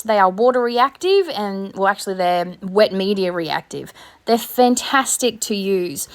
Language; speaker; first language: English; native; English